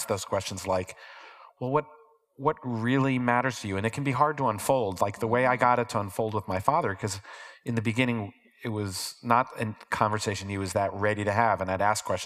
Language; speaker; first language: English; native; English